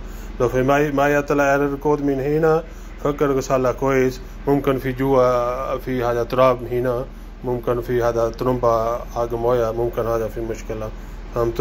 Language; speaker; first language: Arabic; non-native, learner; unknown